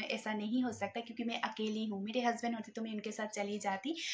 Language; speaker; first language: Hindi; non-native, local second language; Nepali